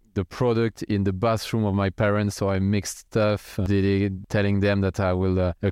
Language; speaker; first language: English; non-native, fluent; French